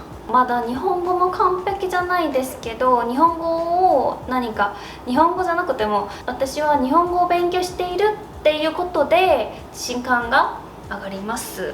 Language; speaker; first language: Japanese; non-native, learner; Korean